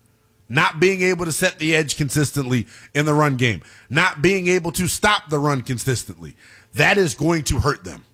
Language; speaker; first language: English; native; English